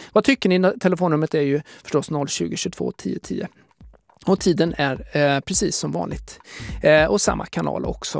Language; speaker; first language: Swedish; native; Swedish